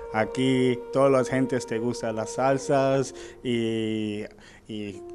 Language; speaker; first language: Spanish; non-native, learner; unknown